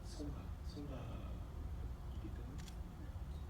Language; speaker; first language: Korean; native; Korean